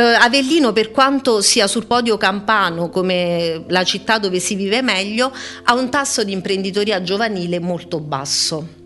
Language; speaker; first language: Italian; native; Italian